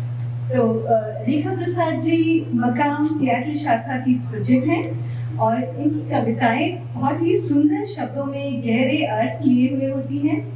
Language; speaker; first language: Hindi; native; Hindi